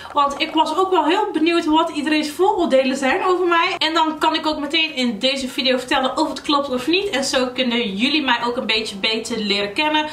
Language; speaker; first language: Dutch; early bilingual, other home language; Arabic